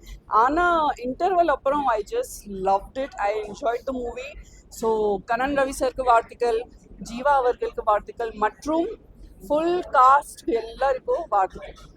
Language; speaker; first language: Tamil; non-native, fluent; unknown